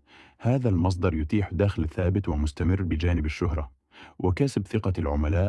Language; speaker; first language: Arabic; native; Arabic